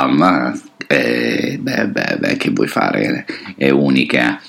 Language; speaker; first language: Italian; native; Italian